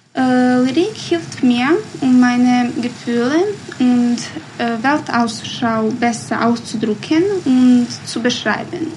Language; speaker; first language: German; non-native, fluent; Bosnian